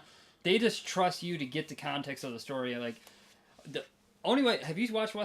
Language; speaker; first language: English; native; English